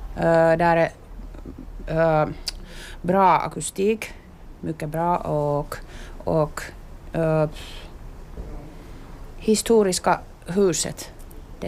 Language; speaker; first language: Swedish; non-native, local second language; Finnish